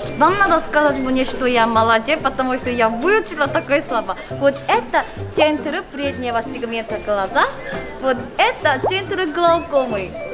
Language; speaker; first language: Russian; non-native, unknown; Korean